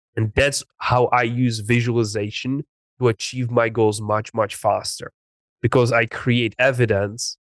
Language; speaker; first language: English; non-native, fluent; Czech